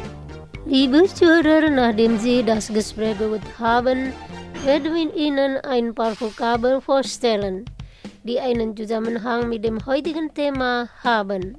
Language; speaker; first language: German; non-native, fluent; Indonesian